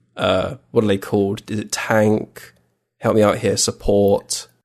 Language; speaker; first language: English; native; English